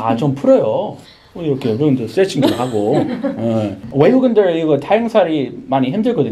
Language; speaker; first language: Korean; native; Korean